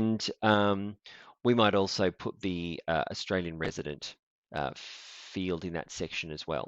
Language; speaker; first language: English; native; English